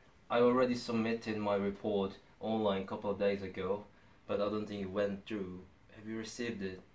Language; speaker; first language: English; non-native, fluent; Korean